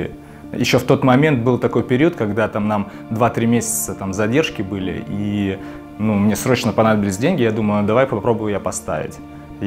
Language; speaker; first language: Russian; native; Russian